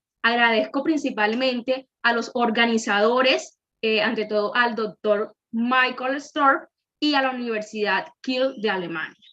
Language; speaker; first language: Spanish; native; Spanish